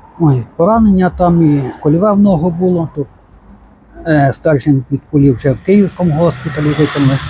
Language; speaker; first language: Ukrainian; native; Ukrainian